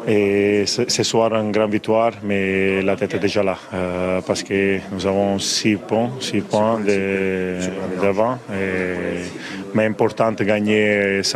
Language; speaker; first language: French; non-native, learner; Italian